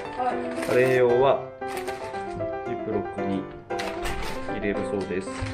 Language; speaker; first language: Japanese; native; Japanese